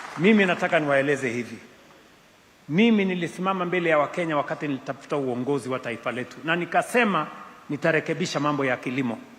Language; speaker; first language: Swahili; non-native, local second language; Kalenjin